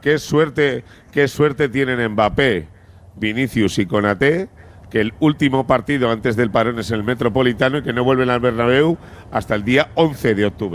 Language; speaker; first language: Spanish; native; Spanish